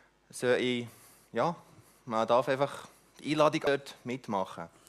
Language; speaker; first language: German; non-native, fluent; Afrikaans